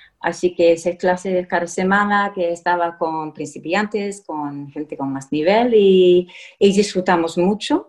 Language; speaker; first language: Spanish; non-native, fluent; English